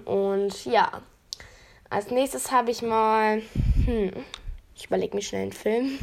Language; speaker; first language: German; native; German